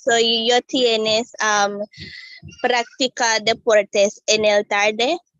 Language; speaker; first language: Spanish; non-native, learner; English